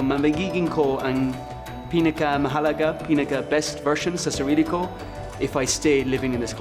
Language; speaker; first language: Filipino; non-native, learner; English